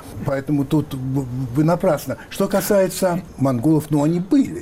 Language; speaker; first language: Russian; non-native, fluent; French